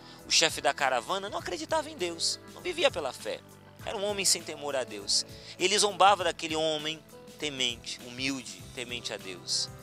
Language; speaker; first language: Portuguese; native; Portuguese